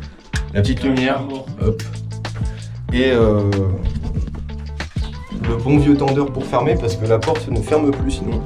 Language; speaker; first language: French; native; French